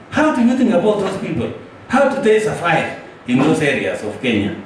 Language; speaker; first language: English; non-native, local second language; Swahili